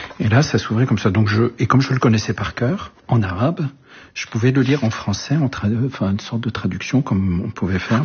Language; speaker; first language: French; early bilingual, other home language; Arabic